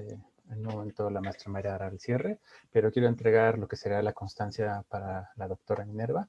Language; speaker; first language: Spanish; native; Spanish